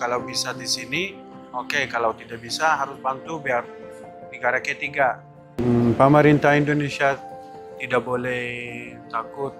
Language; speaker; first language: Indonesian; non-native, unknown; Persian